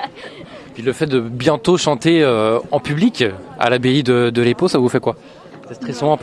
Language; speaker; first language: French; native; French